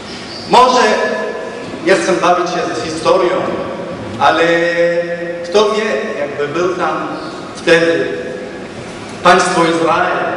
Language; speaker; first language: Polish; early bilingual, heritage; Polish